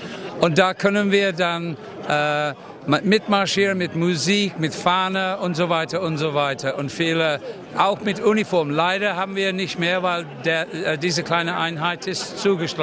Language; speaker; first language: German; non-native, learner; English